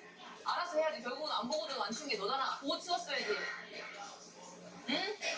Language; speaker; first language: Korean; native; Korean